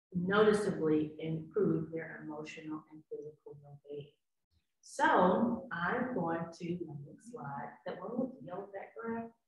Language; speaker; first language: English; native; English